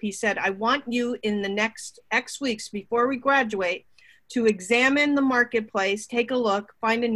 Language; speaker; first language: English; native; English